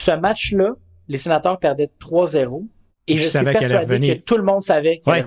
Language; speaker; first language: French; native; French